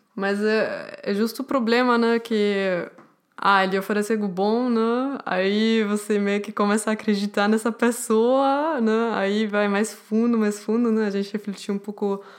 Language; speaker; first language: Portuguese; non-native, fluent; German